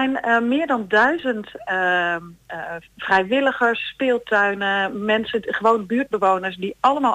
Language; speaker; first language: Dutch; native; Dutch